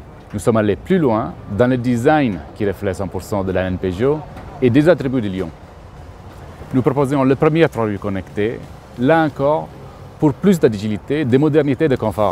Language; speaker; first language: French; native; French